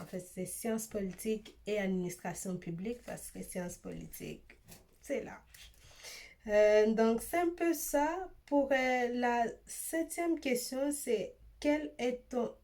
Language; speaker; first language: French; early bilingual, other home language; Swahili